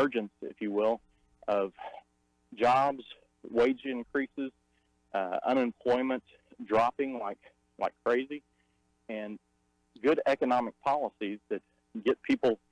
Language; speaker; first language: English; native; English